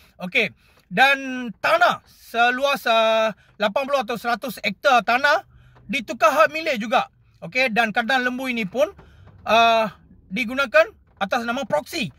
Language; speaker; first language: Malay; non-native, local second language; Tamil